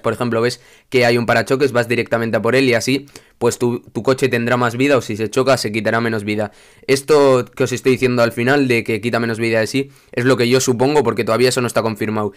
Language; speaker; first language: Spanish; native; Spanish